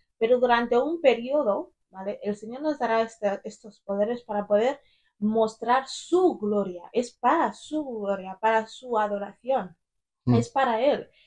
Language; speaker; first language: Spanish; early bilingual, other home language; English